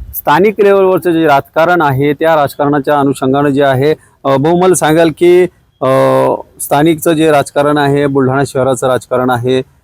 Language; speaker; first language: Marathi; native; Marathi